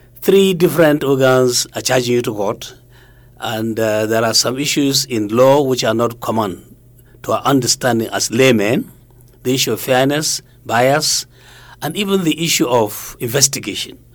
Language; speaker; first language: English; non-native, local second language; Hausa